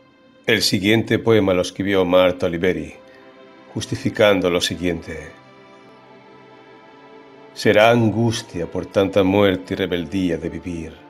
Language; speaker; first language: Spanish; native; Spanish